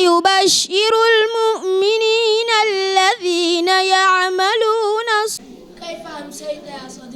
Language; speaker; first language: Arabic; non-native, learner; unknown